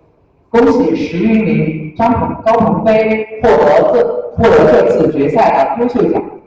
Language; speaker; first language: Chinese; native; Chinese